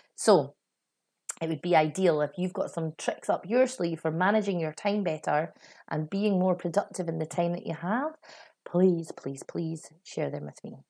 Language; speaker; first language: English; native; English